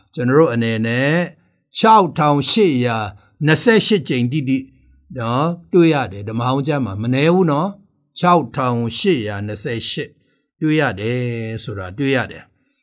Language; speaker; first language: Burmese; non-native, local second language; Tedim Chin